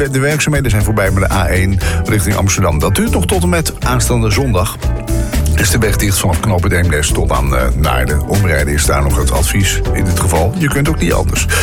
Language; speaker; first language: Dutch; native; Dutch